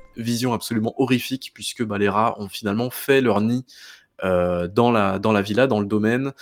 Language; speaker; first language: French; native; French